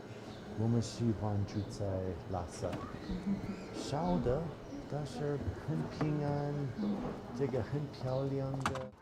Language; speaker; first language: Chinese; non-native, learner; English